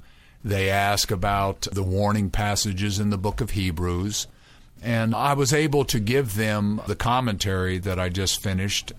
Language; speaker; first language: English; native; English